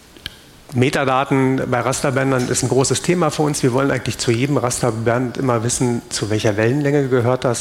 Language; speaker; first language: German; native; German